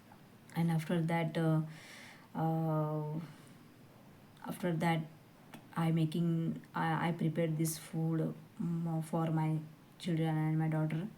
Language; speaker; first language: English; non-native, learner; Hindi